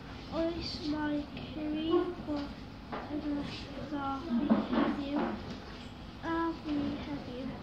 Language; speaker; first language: Welsh; non-native, local second language; English